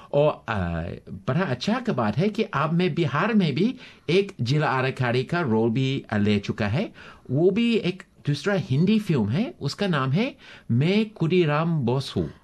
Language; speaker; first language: Hindi; non-native, fluent; English